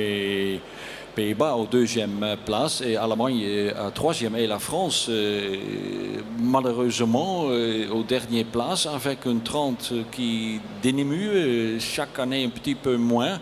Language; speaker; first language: French; non-native, learner; Dutch